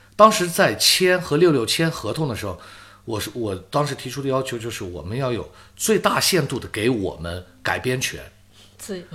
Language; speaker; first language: Chinese; native; Chinese